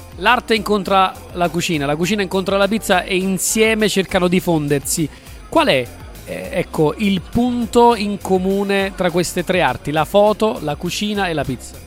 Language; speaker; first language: Italian; native; Italian